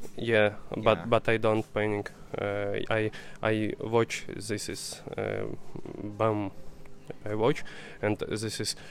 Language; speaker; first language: English; non-native, learner; Russian